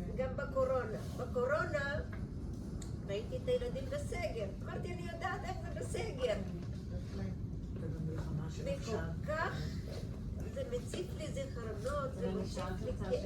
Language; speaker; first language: Hebrew; early bilingual, other home language; Bulgarian